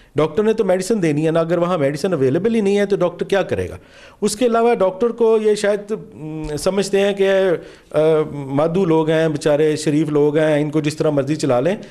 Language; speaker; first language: Urdu; non-native, local second language; Punjabi